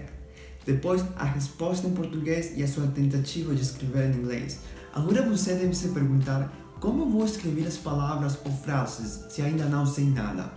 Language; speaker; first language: Portuguese; non-native, fluent; Spanish